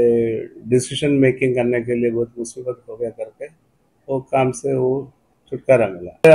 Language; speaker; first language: Hindi; non-native, local second language; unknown